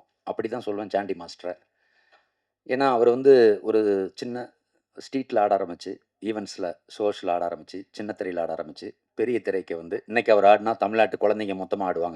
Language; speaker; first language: Tamil; native; Tamil